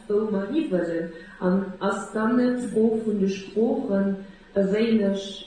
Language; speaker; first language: Luxembourgish; native; Luxembourgish